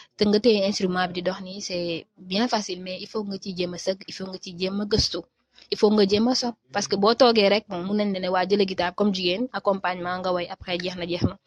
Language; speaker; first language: Wolof; native; Wolof